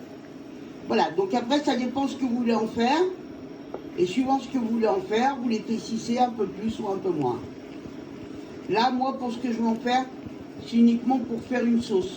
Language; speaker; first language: French; native; French